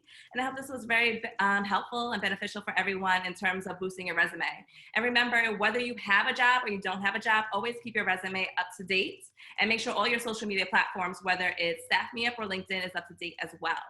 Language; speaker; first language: English; native; English